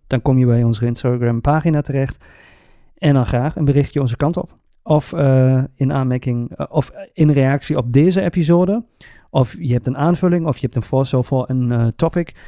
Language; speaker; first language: Dutch; native; Dutch